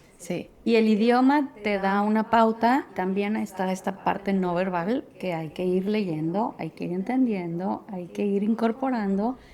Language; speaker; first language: Spanish; native; Spanish